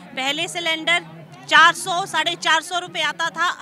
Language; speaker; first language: Hindi; native; Hindi